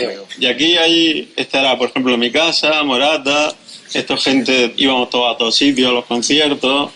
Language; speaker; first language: Spanish; native; Spanish